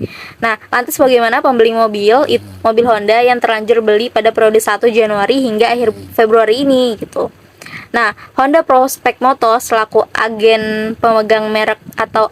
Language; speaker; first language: Indonesian; native; Indonesian